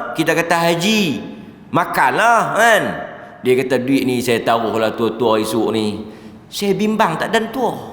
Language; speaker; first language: Malay; native; Malay